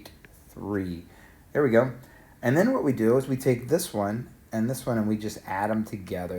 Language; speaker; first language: English; native; English